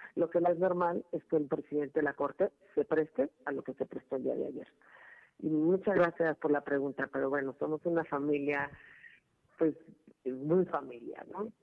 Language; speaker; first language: Spanish; native; Spanish